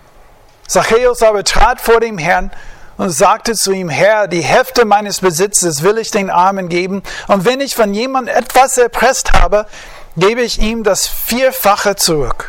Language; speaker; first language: German; non-native, fluent; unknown